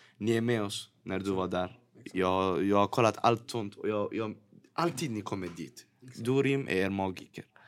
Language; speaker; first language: Swedish; native; Swedish